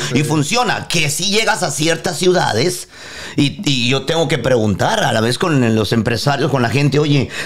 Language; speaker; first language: Spanish; native; Spanish